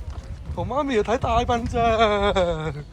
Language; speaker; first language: Cantonese; native; Cantonese